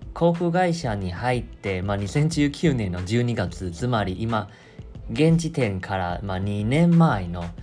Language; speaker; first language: Japanese; non-native, fluent; Chinese